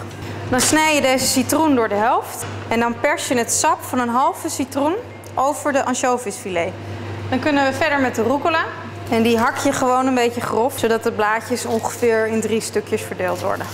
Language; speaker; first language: Dutch; non-native, fluent; Italian